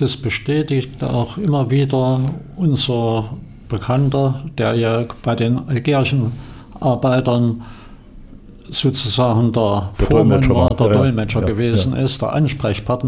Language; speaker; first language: German; native; German